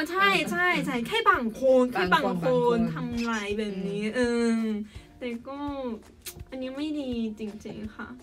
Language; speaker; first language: Thai; non-native, learner; Korean